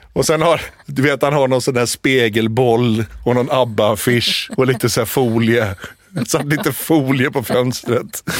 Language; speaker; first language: Swedish; early bilingual, other home language; Arabic